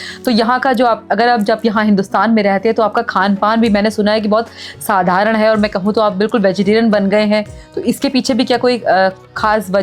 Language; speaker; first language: Hindi; native; Hindi